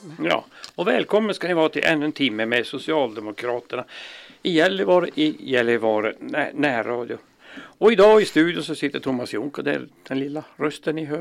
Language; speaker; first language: Swedish; native; Swedish